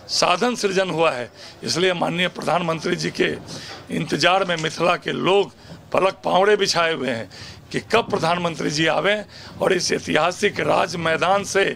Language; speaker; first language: Hindi; native; Hindi